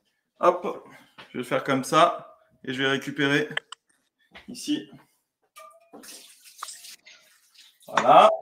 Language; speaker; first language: French; native; French